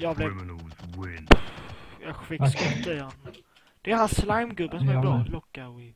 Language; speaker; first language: Swedish; native; Swedish